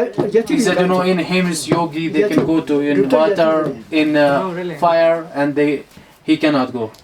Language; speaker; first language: English; non-native, learner; Hindi